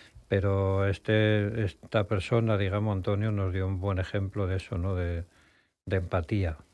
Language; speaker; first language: Spanish; native; Spanish